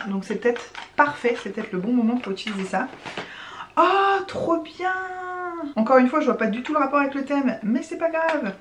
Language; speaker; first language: French; native; French